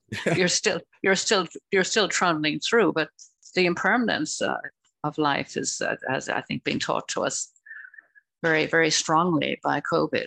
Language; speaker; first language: English; native; English